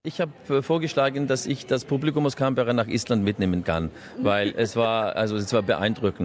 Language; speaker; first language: German; non-native, fluent; Icelandic